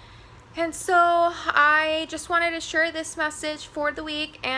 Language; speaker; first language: English; native; English